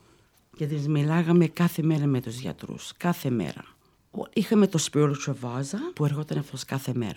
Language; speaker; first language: Greek; early bilingual, heritage; Greek